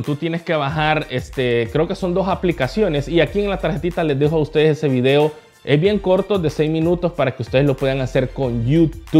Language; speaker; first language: Spanish; native; Spanish